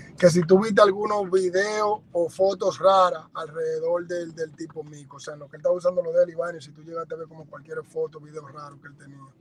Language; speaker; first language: Spanish; early bilingual, heritage; Spanish